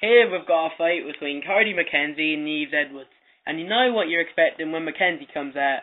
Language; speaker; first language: English; native; English